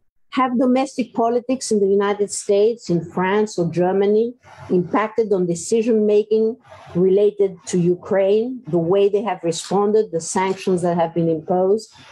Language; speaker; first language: English; non-native, fluent; Greek